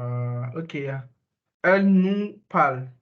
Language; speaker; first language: French; non-native, learner; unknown